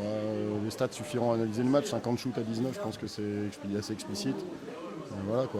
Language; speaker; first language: French; native; French